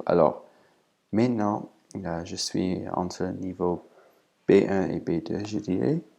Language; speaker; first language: French; non-native, learner; English